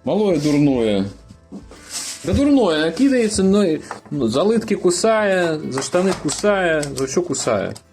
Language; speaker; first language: Russian; native; Russian